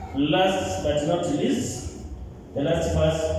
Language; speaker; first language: English; non-native, local second language; Swahili